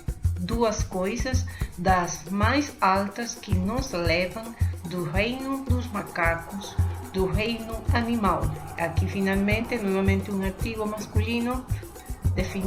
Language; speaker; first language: Portuguese; non-native, fluent; Spanish